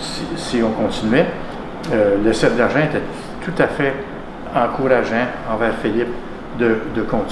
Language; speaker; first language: French; native; French